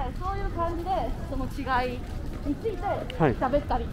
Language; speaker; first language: Japanese; non-native, fluent; Chinese